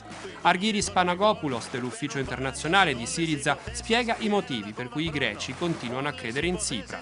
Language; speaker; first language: Italian; native; Italian